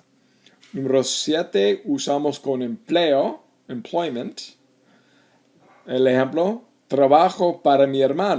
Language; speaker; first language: Spanish; non-native, fluent; English